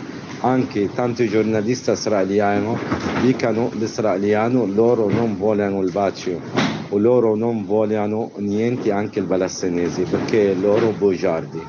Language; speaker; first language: Italian; non-native, learner; Arabic